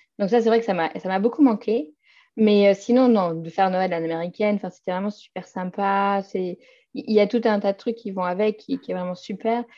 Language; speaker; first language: French; native; French